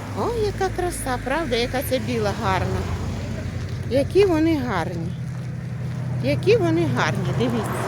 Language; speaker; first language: Ukrainian; native; Ukrainian